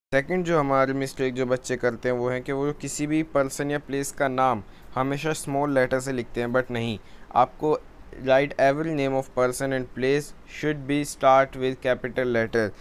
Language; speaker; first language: Hindi; native; Hindi